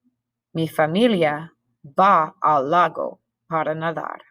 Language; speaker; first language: Spanish; non-native, fluent; English